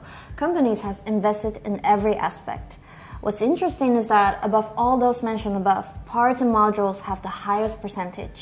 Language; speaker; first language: English; non-native, fluent; Chinese